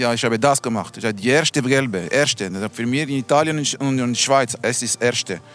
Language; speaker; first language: German; non-native, learner; Italian